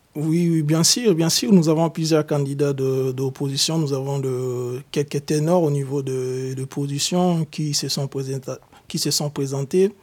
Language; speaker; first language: French; non-native, local second language; Lingala